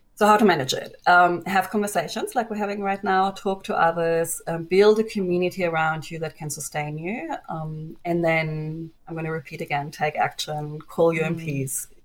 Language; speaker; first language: English; non-native, fluent; German